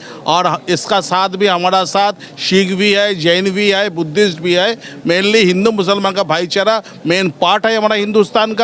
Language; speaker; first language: Hindi; non-native, local second language; Bangla